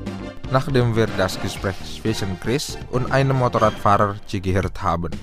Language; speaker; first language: German; non-native, fluent; Indonesian